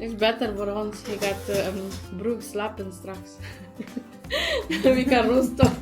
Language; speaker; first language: Dutch; non-native, learner; Filipino